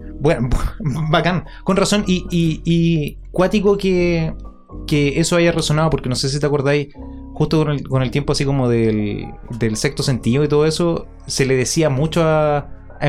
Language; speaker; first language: Spanish; native; Spanish